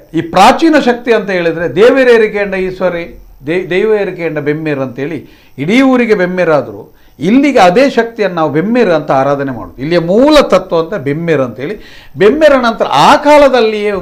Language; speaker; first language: Kannada; non-native, local second language; Tulu